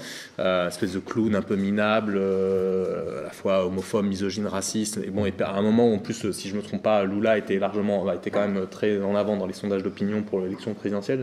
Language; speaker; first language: French; native; French